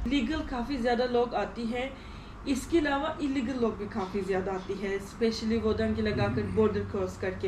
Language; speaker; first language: Hindi; non-native, learner; Turkish